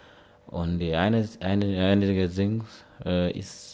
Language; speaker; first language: German; non-native, learner; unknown